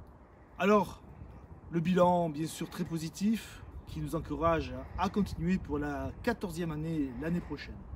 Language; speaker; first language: French; native; French